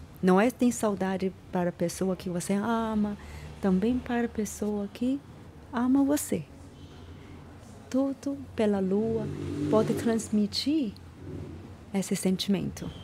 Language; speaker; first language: Portuguese; non-native, learner; Chinese